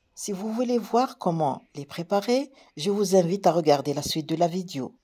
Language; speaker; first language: French; non-native, local second language; Arabic